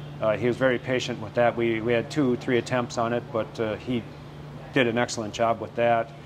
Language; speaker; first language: English; native; English